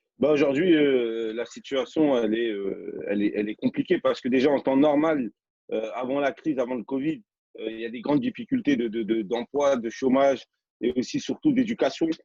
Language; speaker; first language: French; native; French